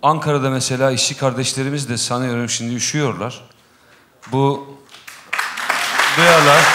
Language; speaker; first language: Turkish; native; Turkish